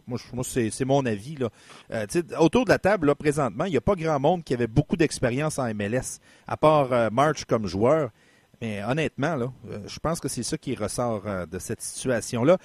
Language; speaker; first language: French; native; French